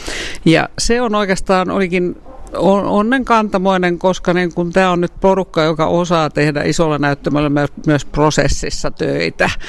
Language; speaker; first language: Finnish; native; Finnish